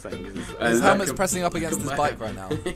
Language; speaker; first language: English; native; English